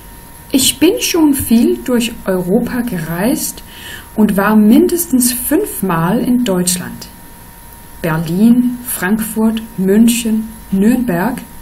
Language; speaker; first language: German; non-native, fluent; Danish